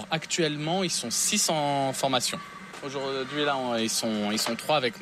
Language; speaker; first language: French; native; French